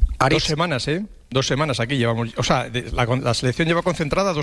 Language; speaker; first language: Spanish; native; Spanish